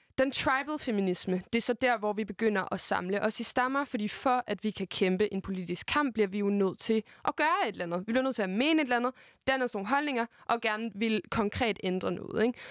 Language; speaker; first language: Danish; native; Danish